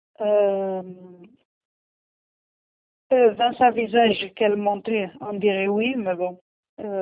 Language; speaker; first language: French; non-native, learner; Portuguese